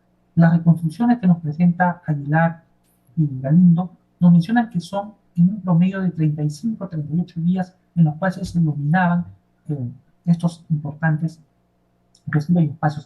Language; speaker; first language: Spanish; native; Spanish